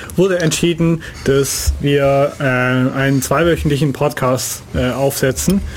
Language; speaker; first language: German; non-native, fluent; Dutch